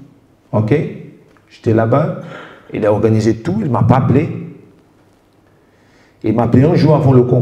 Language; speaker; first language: French; non-native, fluent; Portuguese